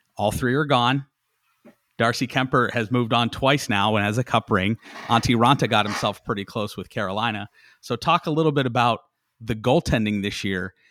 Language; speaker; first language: English; native; English